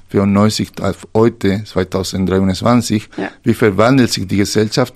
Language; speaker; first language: German; non-native, fluent; Spanish